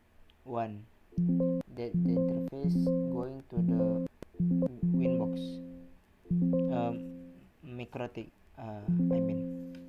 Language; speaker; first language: English; non-native, learner; Indonesian